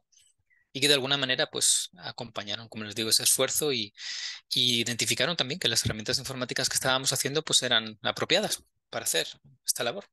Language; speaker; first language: Spanish; native; Spanish